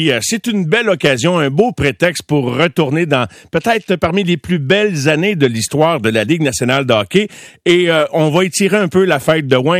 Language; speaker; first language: French; native; French